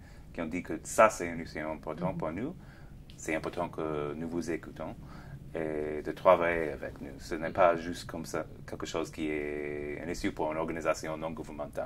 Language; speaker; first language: French; non-native, fluent; English